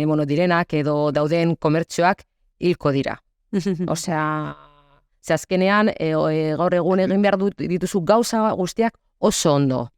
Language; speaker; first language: Basque; non-native, local second language; Spanish